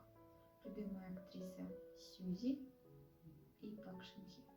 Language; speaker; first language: Russian; non-native, local second language; Kazakh